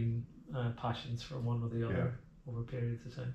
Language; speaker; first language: English; native; English